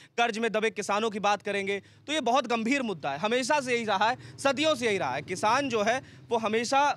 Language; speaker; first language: Hindi; native; Hindi